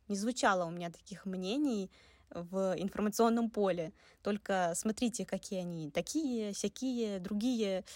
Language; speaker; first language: Russian; native; Russian